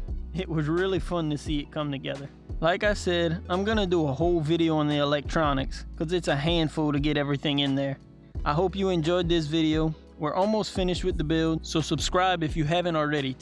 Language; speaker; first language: English; native; English